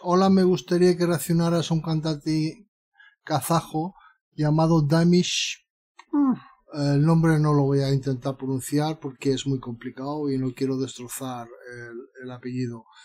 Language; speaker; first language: Spanish; native; Spanish